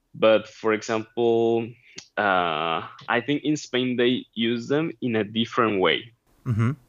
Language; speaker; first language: English; non-native, fluent; Spanish